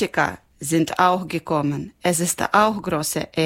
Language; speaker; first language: German; non-native, learner; Ukrainian